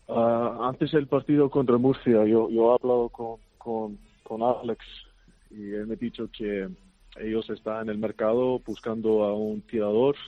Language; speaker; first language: Spanish; non-native, fluent; Icelandic